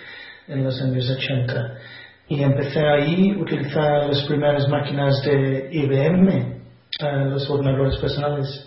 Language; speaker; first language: Spanish; non-native, fluent; English